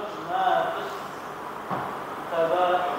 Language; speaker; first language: Arabic; non-native, learner; Indonesian